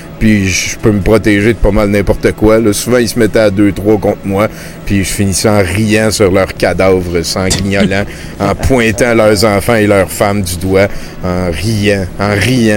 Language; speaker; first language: French; native; French